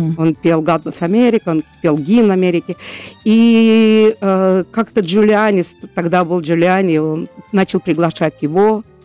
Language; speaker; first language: Russian; native; Russian